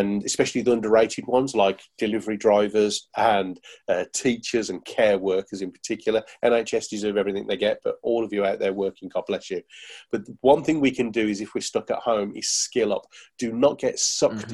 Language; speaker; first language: English; native; English